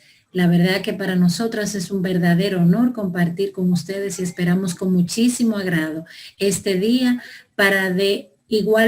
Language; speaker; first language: Spanish; native; Spanish